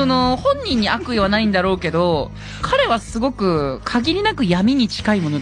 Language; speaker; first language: Japanese; native; Japanese